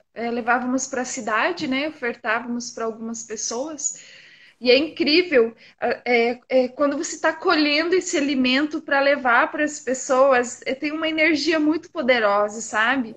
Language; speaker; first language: Portuguese; native; Portuguese